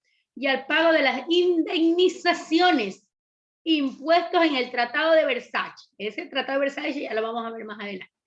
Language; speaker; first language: Spanish; native; Spanish